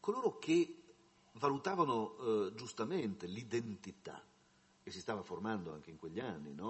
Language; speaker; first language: Italian; native; Italian